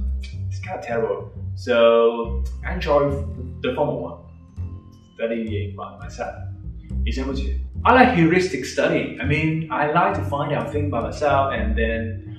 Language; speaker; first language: English; non-native, fluent; Vietnamese